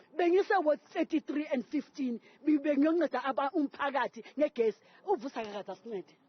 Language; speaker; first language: Zulu; native; Zulu